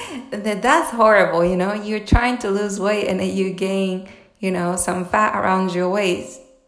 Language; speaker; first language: English; non-native, fluent; Japanese